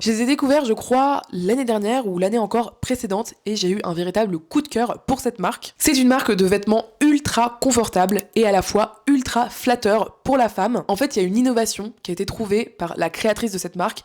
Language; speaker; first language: French; native; French